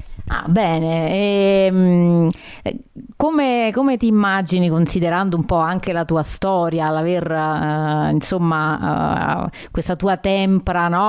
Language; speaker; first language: Italian; native; Italian